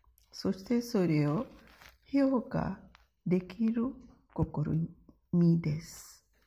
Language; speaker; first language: Japanese; non-native, fluent; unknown